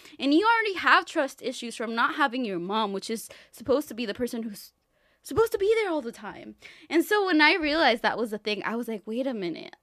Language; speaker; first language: English; non-native, fluent; Spanish